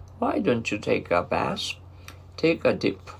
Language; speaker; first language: English; non-native, fluent; Japanese